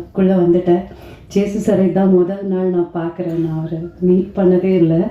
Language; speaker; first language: Tamil; native; Tamil